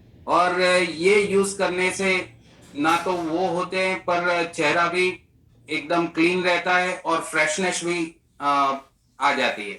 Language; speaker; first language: Hindi; native; Hindi